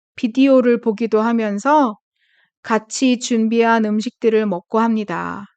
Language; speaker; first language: Korean; native; Korean